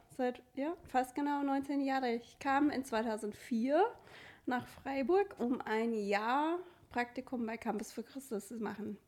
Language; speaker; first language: German; non-native, fluent; English